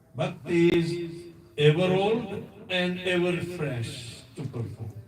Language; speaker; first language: English; non-native, local second language; Hindi